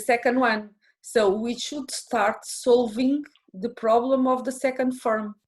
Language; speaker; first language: English; non-native, fluent; Portuguese